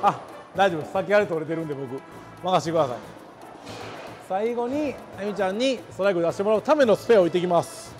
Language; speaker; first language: Japanese; native; Japanese